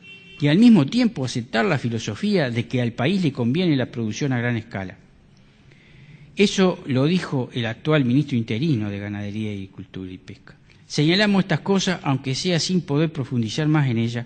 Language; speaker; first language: Spanish; native; Spanish